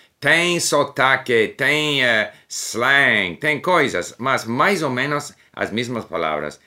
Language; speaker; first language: Portuguese; non-native, learner; English